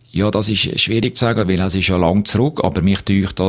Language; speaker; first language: German; native; German